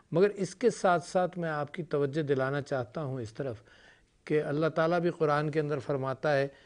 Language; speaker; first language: Urdu; native; Urdu